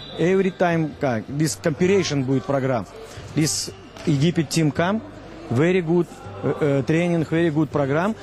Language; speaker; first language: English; non-native, learner; Russian